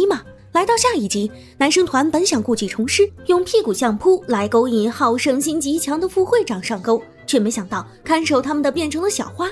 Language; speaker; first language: Chinese; native; Chinese